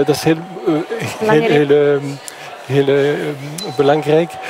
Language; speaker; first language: Dutch; non-native, fluent; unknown